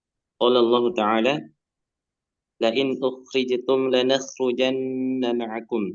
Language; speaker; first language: Arabic; non-native, learner; Indonesian